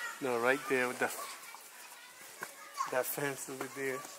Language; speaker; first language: English; non-native, fluent; French